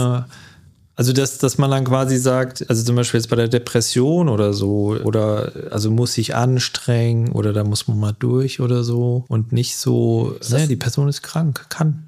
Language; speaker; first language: German; native; German